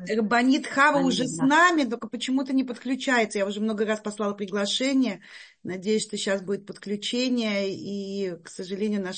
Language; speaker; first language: Russian; native; Russian